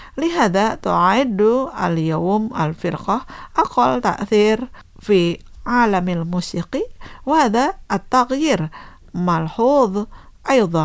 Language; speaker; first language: Arabic; non-native, fluent; Indonesian